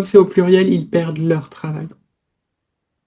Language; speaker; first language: French; native; French